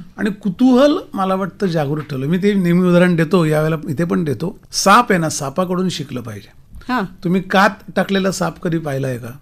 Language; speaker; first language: Marathi; native; Marathi